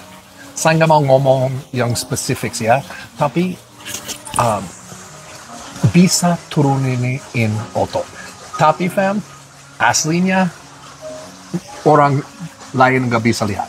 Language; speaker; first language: Indonesian; non-native, fluent; English